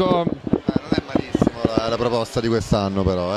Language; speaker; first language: Italian; native; Italian